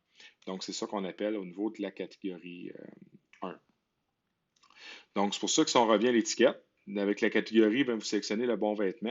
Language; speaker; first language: French; native; French